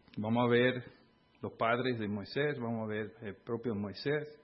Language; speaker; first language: Spanish; non-native, fluent; English